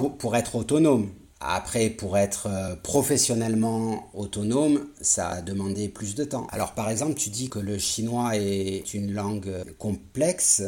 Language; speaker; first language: French; native; French